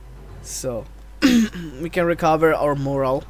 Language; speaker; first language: English; non-native, fluent; Italian